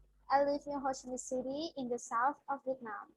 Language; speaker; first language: English; non-native, learner; Vietnamese